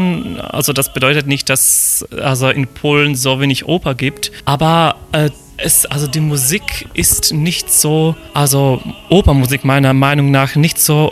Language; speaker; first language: German; non-native, fluent; Polish